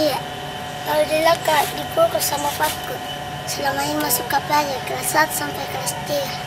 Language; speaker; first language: Indonesian; non-native, local second language; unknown